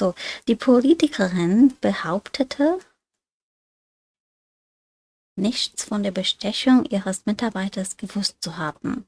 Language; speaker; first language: German; non-native, fluent; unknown